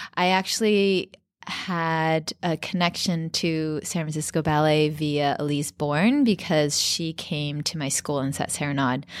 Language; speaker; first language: English; native; English